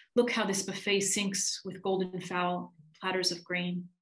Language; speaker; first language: English; native; English